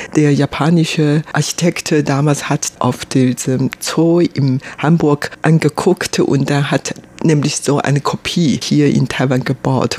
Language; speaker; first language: German; non-native, fluent; Chinese